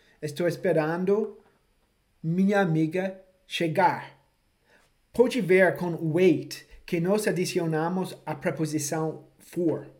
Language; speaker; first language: Portuguese; non-native, fluent; English